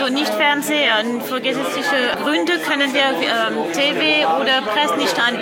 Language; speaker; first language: German; non-native, learner; French